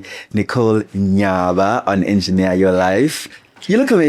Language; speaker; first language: English; non-native, local second language; Zulu